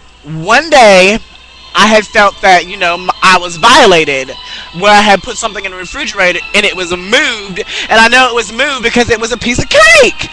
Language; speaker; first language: English; native; English